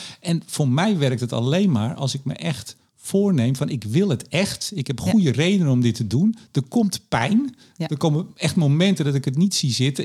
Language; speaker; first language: Dutch; native; Dutch